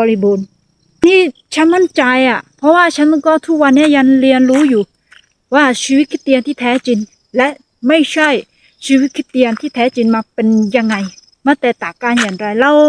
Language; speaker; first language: Thai; non-native, fluent; Akha